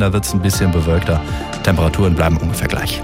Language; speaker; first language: German; native; German